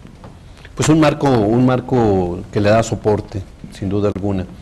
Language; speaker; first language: Spanish; native; Spanish